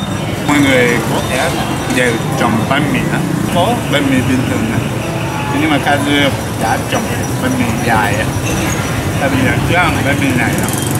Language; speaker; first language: Vietnamese; non-native, learner; Japanese